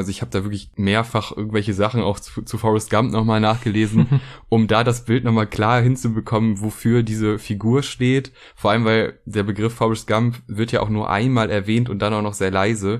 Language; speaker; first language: German; native; German